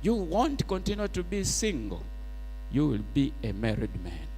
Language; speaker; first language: English; non-native, local second language; Swahili